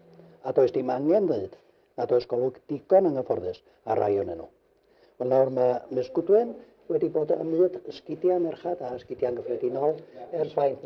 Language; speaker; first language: Welsh; native; Welsh